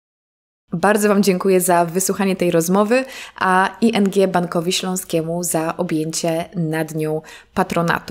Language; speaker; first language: Polish; native; Polish